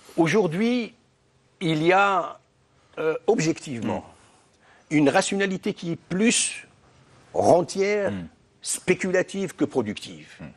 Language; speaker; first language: French; non-native, local second language; Arabic